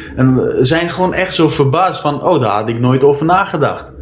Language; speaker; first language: Dutch; early bilingual, heritage; Dutch